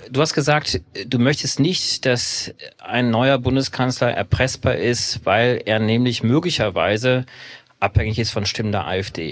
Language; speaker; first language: German; native; German